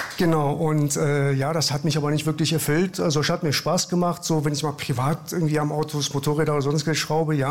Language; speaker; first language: German; early bilingual, other home language; Persian